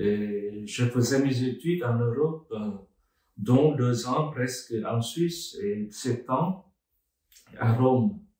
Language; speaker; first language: French; non-native, fluent; Vietnamese